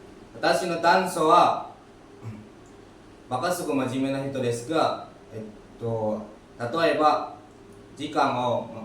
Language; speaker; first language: Japanese; non-native, learner; Indonesian